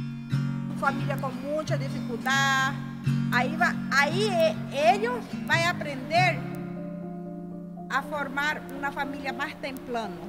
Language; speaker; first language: Spanish; non-native, learner; Portuguese